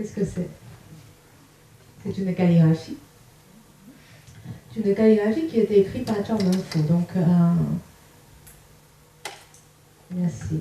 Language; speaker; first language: French; non-native, fluent; Chinese